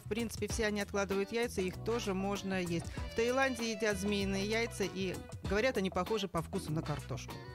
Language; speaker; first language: Russian; native; Russian